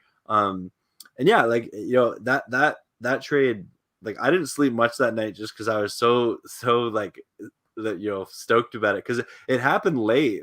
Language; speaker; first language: English; native; English